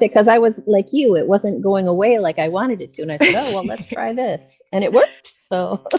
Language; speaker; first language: English; native; English